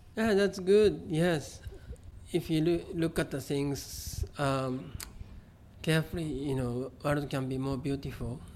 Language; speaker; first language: English; non-native, fluent; Japanese